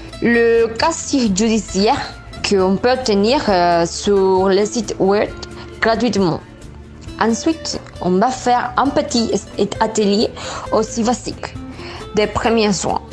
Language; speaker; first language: French; non-native, learner; Spanish